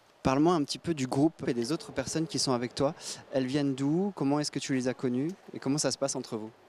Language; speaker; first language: French; native; French